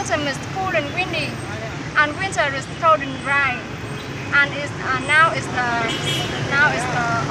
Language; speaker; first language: English; non-native, learner; Vietnamese